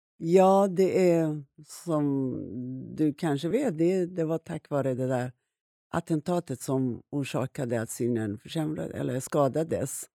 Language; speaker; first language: Swedish; non-native, fluent; Persian